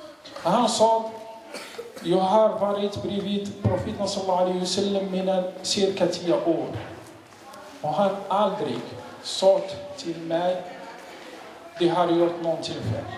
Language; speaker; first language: Swedish; non-native, learner; Arabic